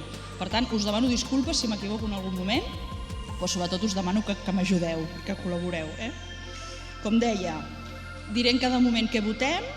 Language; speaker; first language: Catalan; native; Catalan